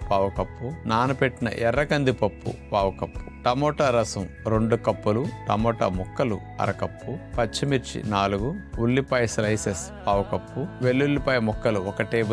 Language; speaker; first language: Telugu; native; Telugu